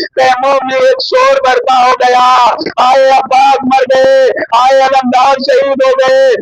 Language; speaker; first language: Urdu; native; Urdu